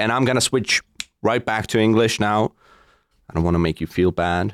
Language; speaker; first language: English; non-native, fluent; Czech